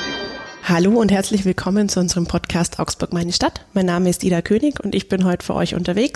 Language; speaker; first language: German; native; German